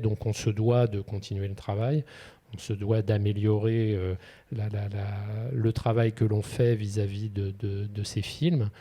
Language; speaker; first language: French; native; French